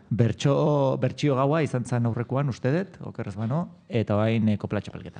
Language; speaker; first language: Basque; native; Basque